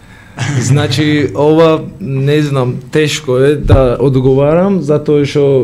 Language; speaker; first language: Macedonian; non-native, learner; Georgian